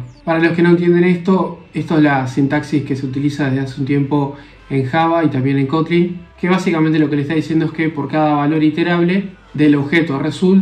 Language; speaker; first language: Spanish; native; Spanish